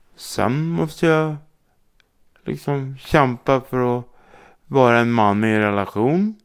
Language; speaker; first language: Swedish; native; Swedish